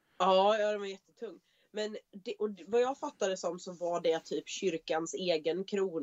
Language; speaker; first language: Swedish; native; Swedish